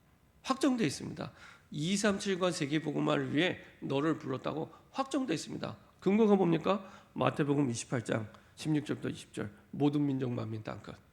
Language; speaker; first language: Korean; native; Korean